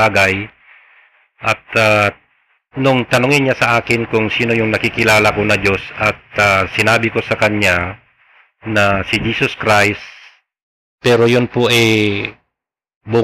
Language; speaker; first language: Filipino; non-native, local second language; Iloko